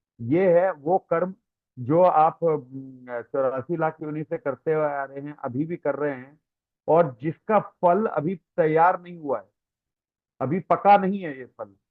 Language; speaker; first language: Hindi; non-native, local second language; Tamil